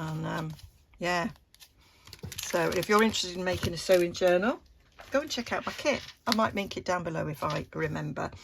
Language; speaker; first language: English; native; English